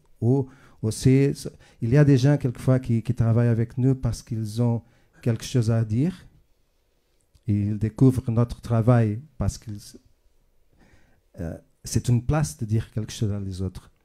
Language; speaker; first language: French; non-native, fluent; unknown